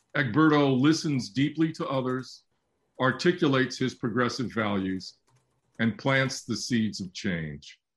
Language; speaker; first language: English; native; English